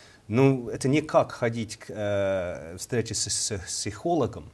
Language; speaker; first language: Russian; non-native, fluent; English